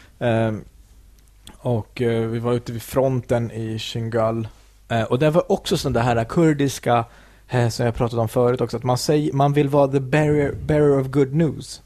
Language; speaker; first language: Swedish; early bilingual, other home language; Kurdish